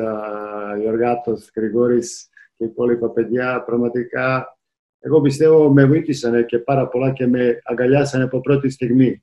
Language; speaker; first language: Greek; non-native, fluent; Serbian